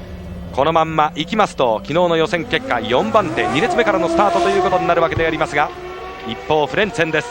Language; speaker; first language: Japanese; native; Japanese